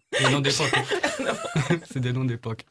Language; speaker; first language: French; native; French